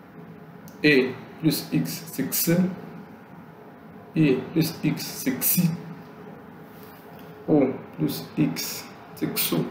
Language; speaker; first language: French; non-native, local second language; Lingala